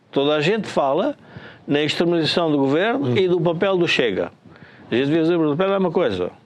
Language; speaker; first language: Portuguese; native; Portuguese